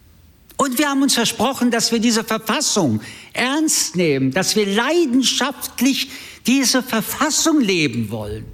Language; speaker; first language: German; early bilingual, other home language; French